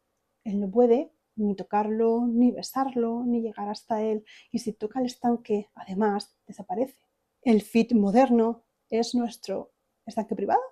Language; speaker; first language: Spanish; native; Spanish